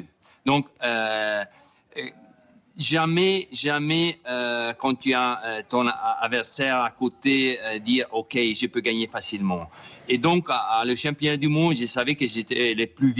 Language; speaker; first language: French; non-native, fluent; Italian